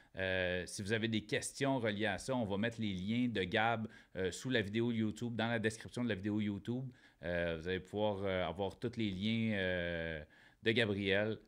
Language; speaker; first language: French; native; French